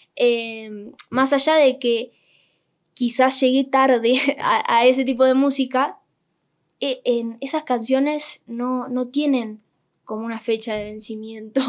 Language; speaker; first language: Spanish; native; Spanish